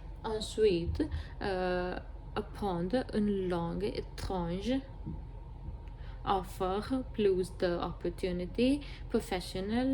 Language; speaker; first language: French; non-native, learner; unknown